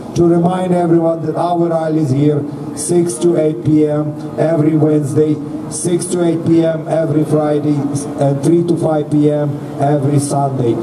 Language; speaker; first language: English; non-native, fluent; Ukrainian